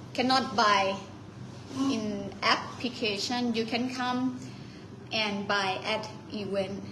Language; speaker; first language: English; non-native, learner; Thai